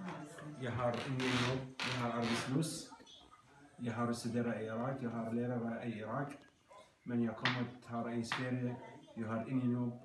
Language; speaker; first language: Swedish; non-native, learner; Arabic